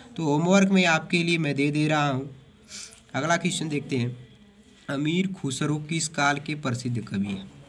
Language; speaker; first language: Hindi; native; Hindi